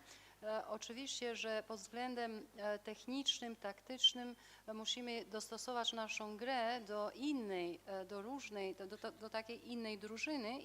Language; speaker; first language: Polish; non-native, fluent; Albanian